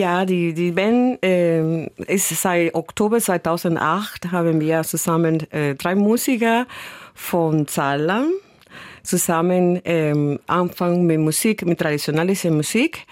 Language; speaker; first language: German; non-native, learner; Spanish